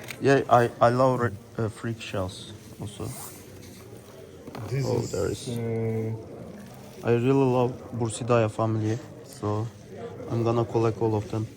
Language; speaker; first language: English; non-native, learner; Turkish